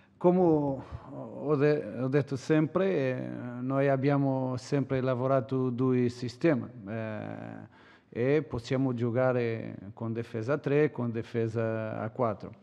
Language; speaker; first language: Italian; non-native, learner; Portuguese